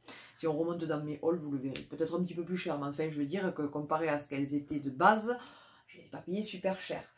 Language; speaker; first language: French; native; French